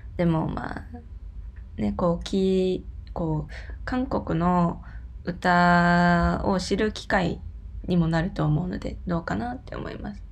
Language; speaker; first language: Japanese; non-native, fluent; Korean